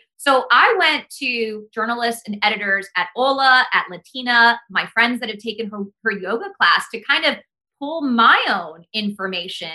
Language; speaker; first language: English; early bilingual, other home language; Spanish